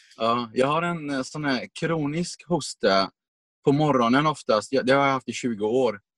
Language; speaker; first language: Swedish; non-native, fluent; Arabic